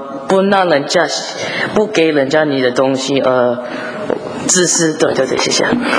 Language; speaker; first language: Chinese; early bilingual, heritage; English